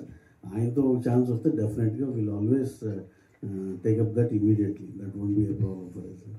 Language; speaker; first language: Telugu; native; Telugu